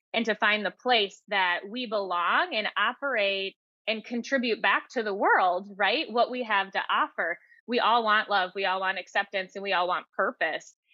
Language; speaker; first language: English; native; English